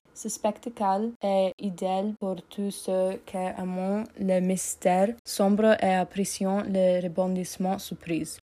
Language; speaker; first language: French; non-native, learner; English